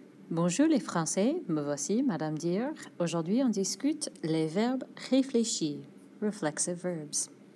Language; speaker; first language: French; non-native, fluent; English